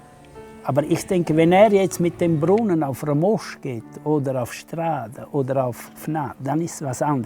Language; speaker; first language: German; non-native, local second language; Romansh